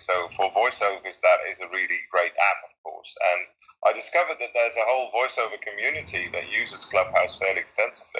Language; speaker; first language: English; non-native, fluent; Dutch